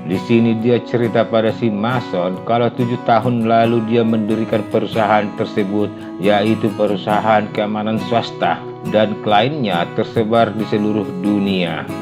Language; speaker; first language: Indonesian; native; Indonesian